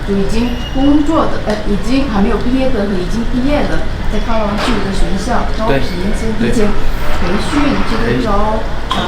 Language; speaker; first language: Chinese; non-native, fluent; Indonesian